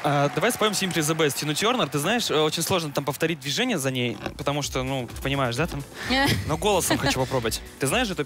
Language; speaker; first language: Russian; native; Russian